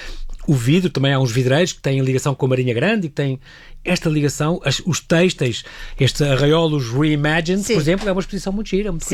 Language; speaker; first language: Portuguese; native; Portuguese